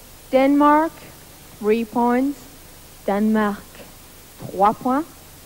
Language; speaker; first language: English; non-native, fluent; Luxembourgish